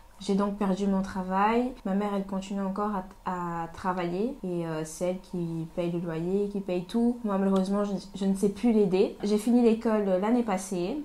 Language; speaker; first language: French; early bilingual, other home language; Portuguese